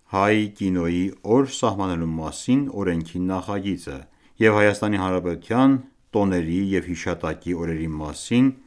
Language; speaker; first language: Armenian; native; Armenian